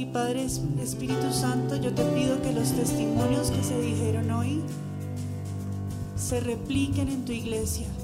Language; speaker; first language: Spanish; native; Spanish